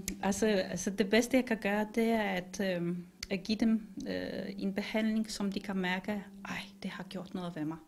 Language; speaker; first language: Danish; non-native, fluent; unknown